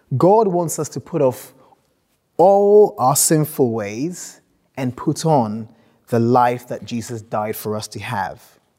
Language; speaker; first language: English; non-native, local second language; Akan